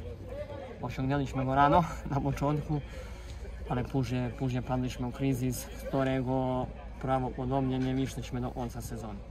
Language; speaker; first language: Polish; non-native, fluent; Serbian